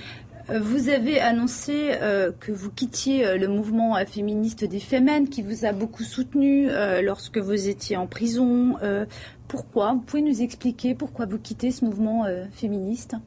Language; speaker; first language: French; native; French